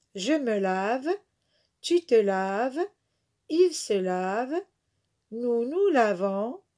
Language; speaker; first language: French; non-native, local second language; Arabic